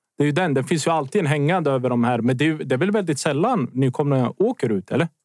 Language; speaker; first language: Swedish; early bilingual, other home language; Bosnian